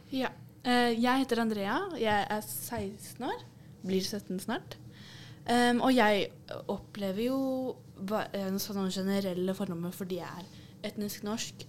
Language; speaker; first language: Norwegian; native; Norwegian